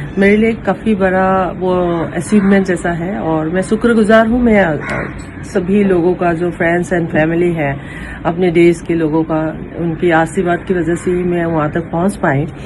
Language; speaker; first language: Hindi; non-native, local second language; Assamese